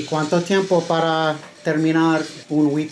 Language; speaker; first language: Spanish; non-native, learner; English